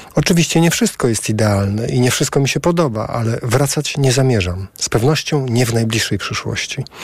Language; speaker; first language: Polish; native; Polish